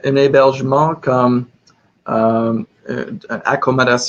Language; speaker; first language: French; non-native, learner; English